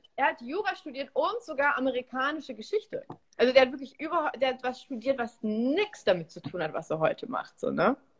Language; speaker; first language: German; early bilingual, other home language; Polish